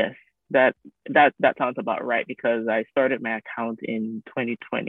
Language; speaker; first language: English; non-native, local second language; Akan